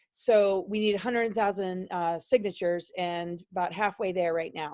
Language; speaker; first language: English; native; English